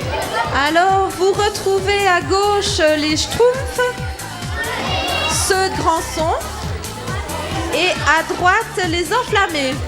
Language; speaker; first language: French; native; French